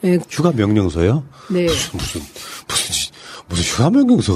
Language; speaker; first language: Korean; native; Korean